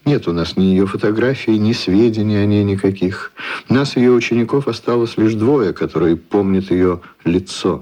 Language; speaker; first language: Russian; native; Russian